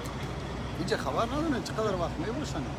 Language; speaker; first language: Persian; native; Persian